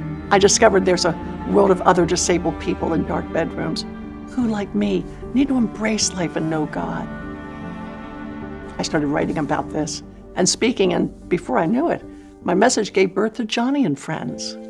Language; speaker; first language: English; native; English